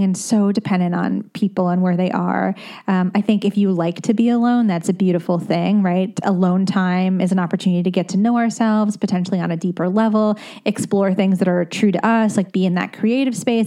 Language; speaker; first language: English; native; English